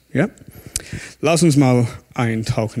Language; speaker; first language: German; non-native, fluent; English